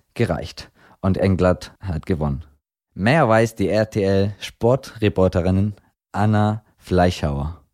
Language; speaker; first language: German; non-native, fluent; Arabic